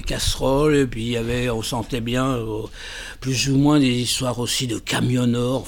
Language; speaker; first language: French; native; French